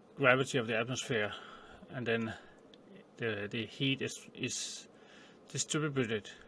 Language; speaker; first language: English; non-native, fluent; Danish